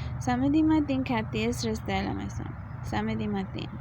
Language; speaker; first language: French; non-native, learner; English